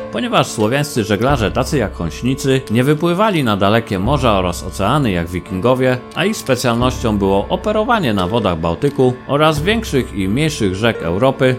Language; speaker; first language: Polish; native; Polish